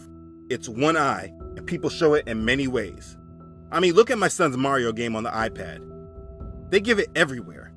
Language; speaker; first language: English; native; English